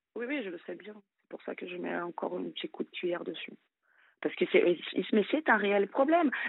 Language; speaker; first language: French; non-native, fluent; Portuguese